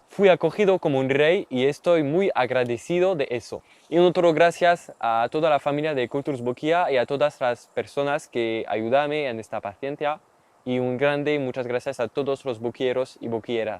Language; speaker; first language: Spanish; non-native, learner; French